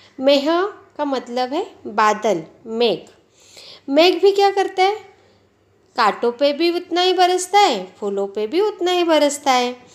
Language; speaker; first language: Hindi; non-native, local second language; Marathi